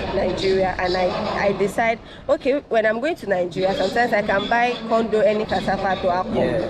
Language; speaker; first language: English; non-native, local second language; Yoruba